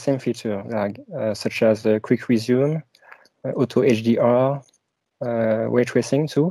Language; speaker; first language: English; non-native, fluent; French